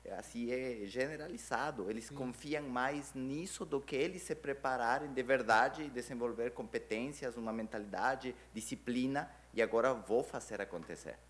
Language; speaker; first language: Portuguese; non-native, fluent; Spanish